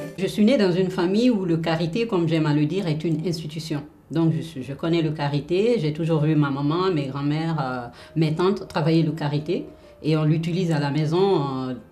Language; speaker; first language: French; non-native, local second language; Fula